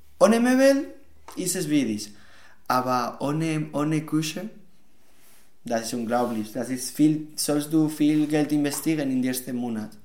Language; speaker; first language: German; non-native, learner; Spanish